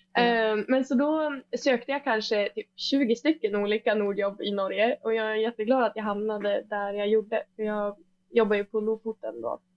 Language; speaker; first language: Swedish; native; Swedish